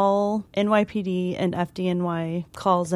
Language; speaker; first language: English; native; English